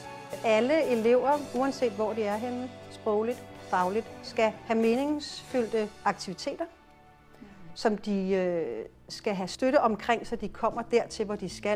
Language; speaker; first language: Danish; native; Danish